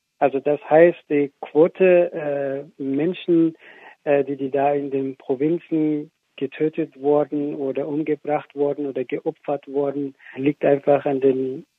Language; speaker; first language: German; non-native, fluent; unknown